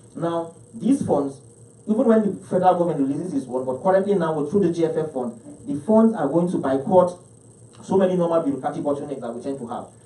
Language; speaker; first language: English; non-native, local second language; Hausa